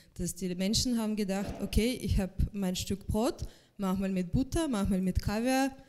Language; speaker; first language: German; non-native, fluent; Russian